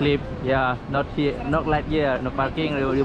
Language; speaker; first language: English; non-native, learner; Indonesian